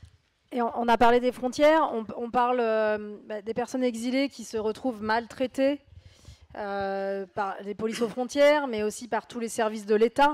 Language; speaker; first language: French; native; French